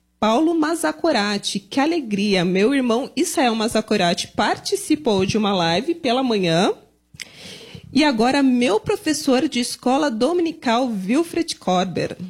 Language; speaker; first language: Portuguese; native; Portuguese